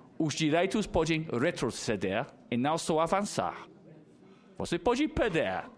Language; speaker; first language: Portuguese; non-native, fluent; English